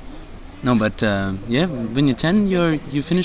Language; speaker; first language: English; non-native, fluent; German